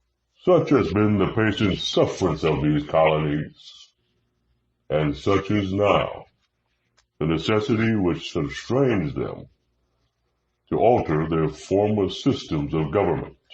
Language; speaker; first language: English; native; English